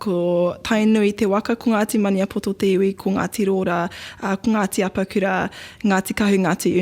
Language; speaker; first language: Māori; non-native, local second language; English